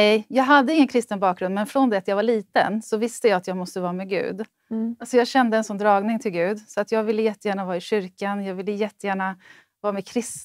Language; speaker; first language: Swedish; native; Swedish